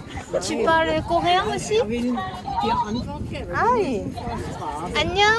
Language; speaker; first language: French; non-native, fluent; Korean